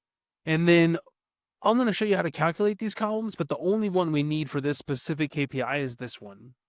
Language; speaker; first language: English; native; English